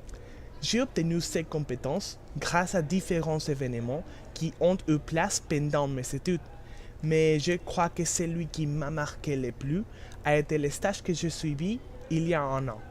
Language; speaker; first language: French; non-native, learner; Spanish